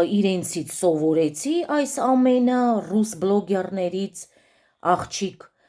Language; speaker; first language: Armenian; early bilingual, heritage; Armenian